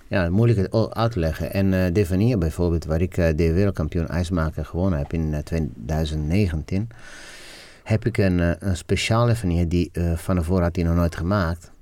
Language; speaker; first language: Dutch; non-native, fluent; Italian